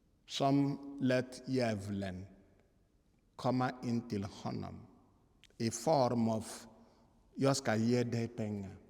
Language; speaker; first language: Swedish; non-native, fluent; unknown